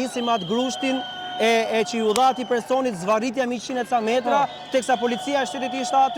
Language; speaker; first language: Albanian; native; Albanian